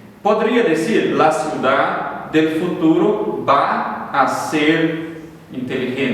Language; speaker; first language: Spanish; non-native, fluent; Portuguese